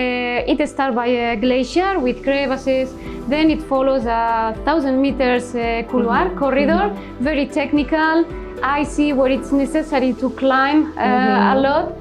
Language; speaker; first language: English; non-native, learner; Spanish